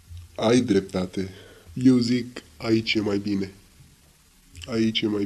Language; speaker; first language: Romanian; non-native, learner; Arabic